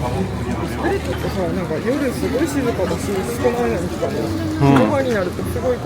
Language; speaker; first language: Japanese; native; Japanese